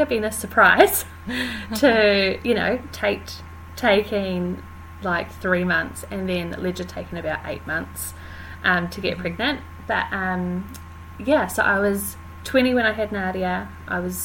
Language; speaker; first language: English; native; English